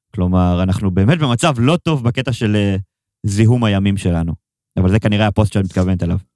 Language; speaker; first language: Hebrew; native; Hebrew